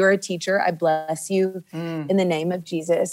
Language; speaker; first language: English; native; English